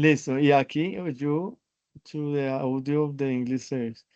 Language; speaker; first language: English; non-native, learner; Spanish